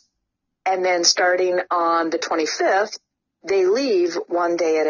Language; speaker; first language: English; native; English